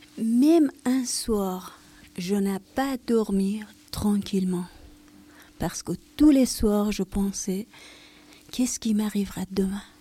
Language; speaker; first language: French; non-native, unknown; Persian